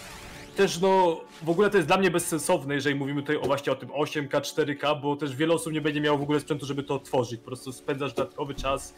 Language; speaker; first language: Polish; native; Polish